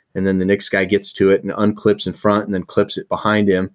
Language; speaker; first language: English; native; English